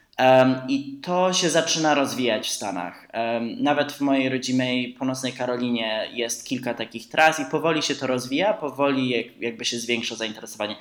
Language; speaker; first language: Polish; early bilingual, heritage; Polish